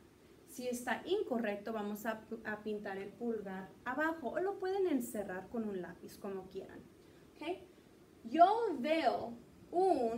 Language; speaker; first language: Spanish; early bilingual, heritage; Spanish